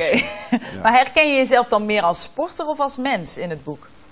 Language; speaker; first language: Dutch; native; Dutch